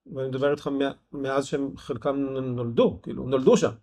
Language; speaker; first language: Hebrew; native; Hebrew